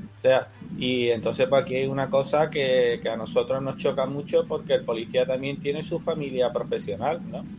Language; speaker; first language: Spanish; native; Spanish